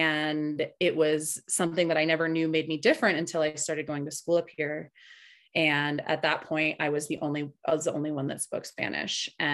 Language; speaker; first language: English; early bilingual, other home language; Spanish